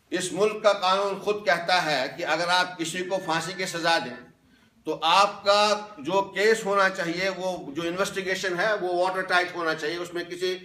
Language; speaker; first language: Hindi; non-native, local second language; Kashmiri